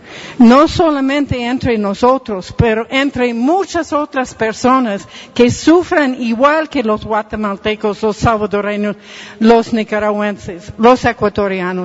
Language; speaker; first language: Spanish; non-native, fluent; English